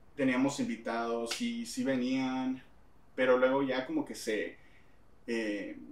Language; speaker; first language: Spanish; early bilingual, heritage; Spanish